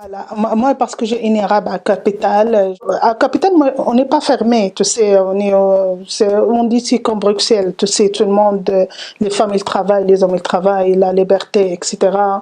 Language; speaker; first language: French; non-native, learner; Arabic